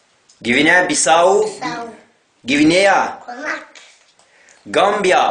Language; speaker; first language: Russian; non-native, local second language; Tajik